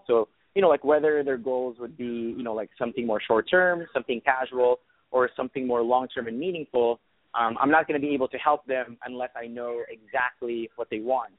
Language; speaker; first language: English; non-native, fluent; Arabic